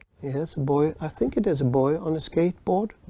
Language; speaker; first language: English; non-native, fluent; Swedish